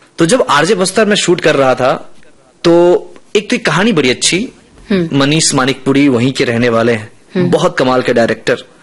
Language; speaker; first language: Hindi; non-native, local second language; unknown